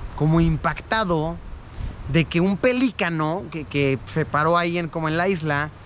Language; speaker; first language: Spanish; native; Spanish